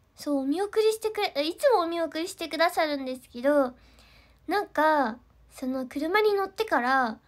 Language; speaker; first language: Japanese; native; Japanese